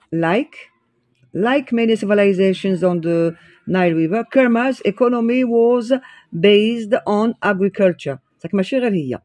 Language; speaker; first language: English; non-native, fluent; Arabic